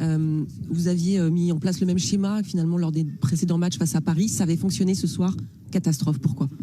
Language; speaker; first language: French; native; French